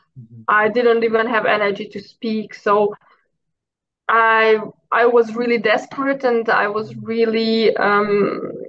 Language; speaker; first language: English; non-native, fluent; Hungarian